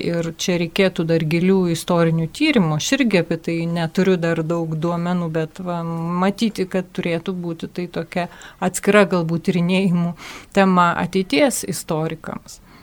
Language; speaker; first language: Lithuanian; native; Lithuanian